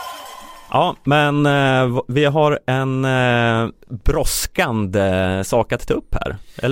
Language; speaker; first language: Swedish; native; Swedish